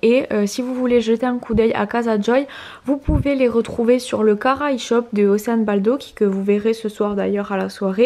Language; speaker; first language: French; native; French